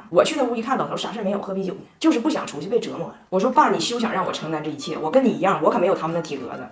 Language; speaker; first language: Chinese; native; Chinese